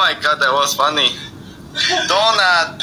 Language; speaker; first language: English; non-native, learner; Korean